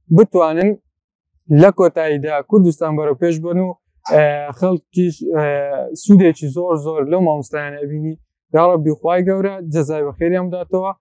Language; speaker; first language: Central Kurdish; native; Central Kurdish